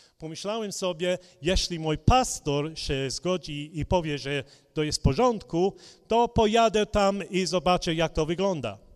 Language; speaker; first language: Polish; non-native, fluent; English